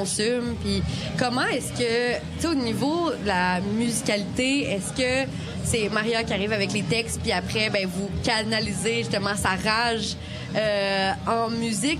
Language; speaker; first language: French; native; French